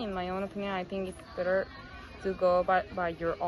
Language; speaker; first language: English; non-native, fluent; Spanish